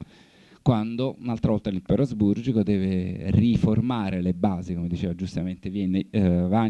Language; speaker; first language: Italian; native; Italian